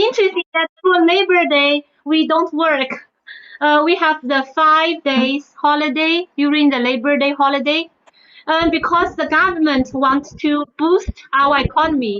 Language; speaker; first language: English; non-native, fluent; Chinese